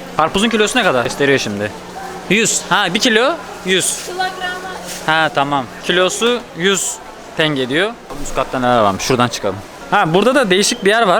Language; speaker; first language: Turkish; native; Turkish